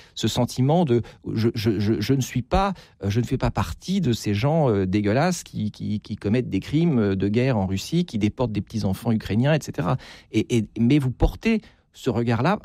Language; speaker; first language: French; native; French